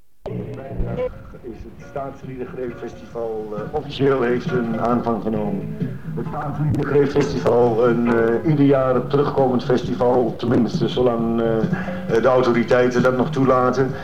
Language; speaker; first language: Dutch; native; Dutch